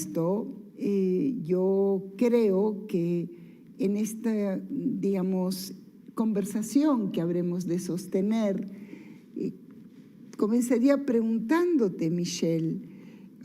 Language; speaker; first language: Spanish; native; Spanish